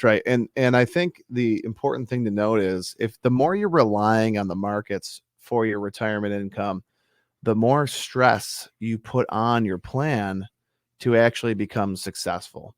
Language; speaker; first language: English; native; English